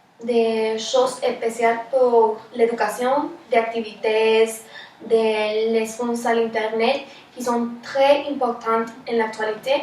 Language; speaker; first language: French; non-native, learner; Spanish